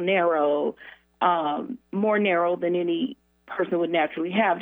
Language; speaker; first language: English; native; English